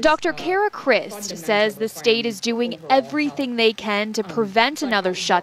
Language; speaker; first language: English; native; English